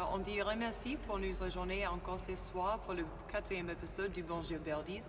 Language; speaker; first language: French; non-native, learner; English